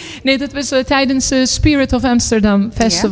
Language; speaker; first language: Dutch; non-native, fluent; Turkish